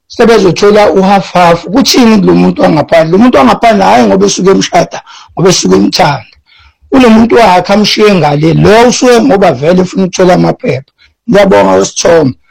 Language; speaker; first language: Zulu; native; Zulu